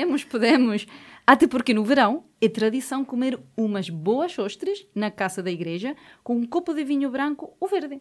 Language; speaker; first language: Portuguese; native; Portuguese